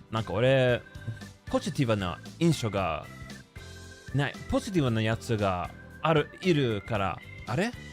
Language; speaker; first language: Japanese; non-native, learner; English